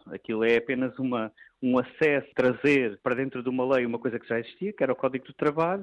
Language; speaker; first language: Portuguese; native; Portuguese